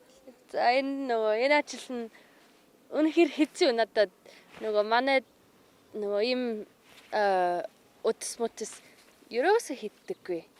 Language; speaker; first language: Mongolian; non-native, learner; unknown